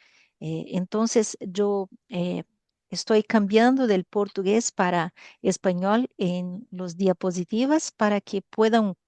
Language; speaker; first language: Spanish; non-native, learner; Portuguese